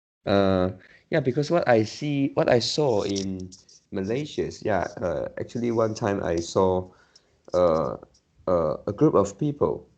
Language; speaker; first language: English; non-native, learner; Chinese